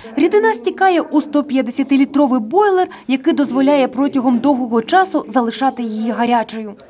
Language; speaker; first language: Ukrainian; native; Ukrainian